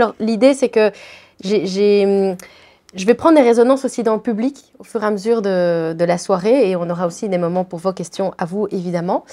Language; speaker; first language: French; native; French